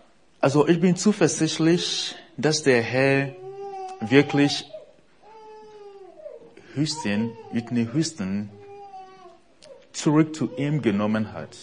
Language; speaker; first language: German; non-native, fluent; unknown